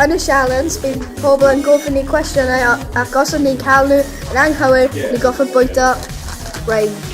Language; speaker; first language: Welsh; non-native, local second language; English